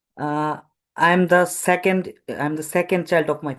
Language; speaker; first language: English; non-native, learner; Bangla